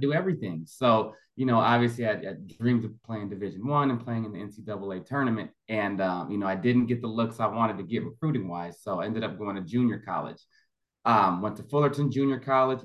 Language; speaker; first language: English; native; English